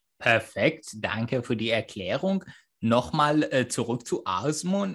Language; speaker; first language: German; non-native, fluent; Persian